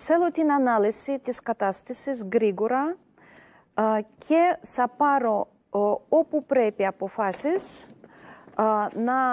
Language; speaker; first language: Greek; non-native, learner; Russian